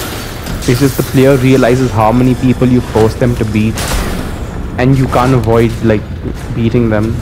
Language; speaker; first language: English; native; English